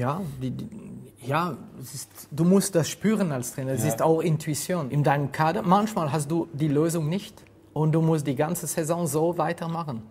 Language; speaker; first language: German; non-native, fluent; French